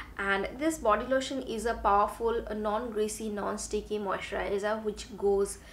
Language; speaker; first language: English; non-native, local second language; Bangla